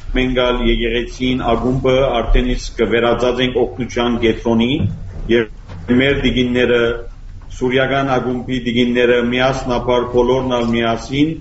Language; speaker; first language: Armenian; native; Armenian